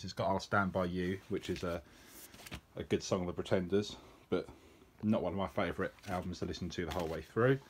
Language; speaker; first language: English; native; English